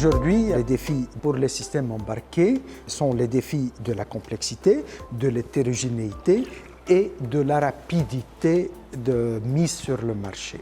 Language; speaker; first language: French; native; French